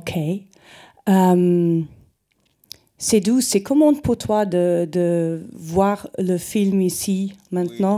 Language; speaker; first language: French; non-native, fluent; German